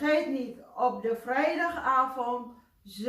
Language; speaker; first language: Dutch; non-native, fluent; Indonesian